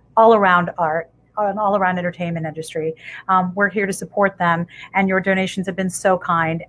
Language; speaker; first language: English; native; English